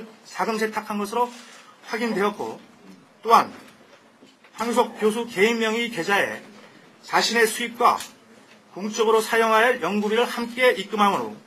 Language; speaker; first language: Korean; native; Korean